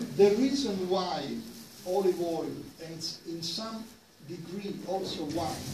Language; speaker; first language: English; non-native, fluent; Italian